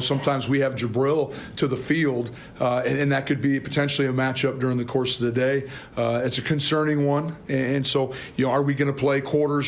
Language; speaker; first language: English; native; English